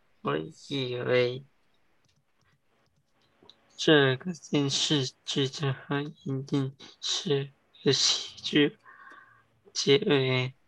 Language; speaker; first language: Chinese; early bilingual, heritage; English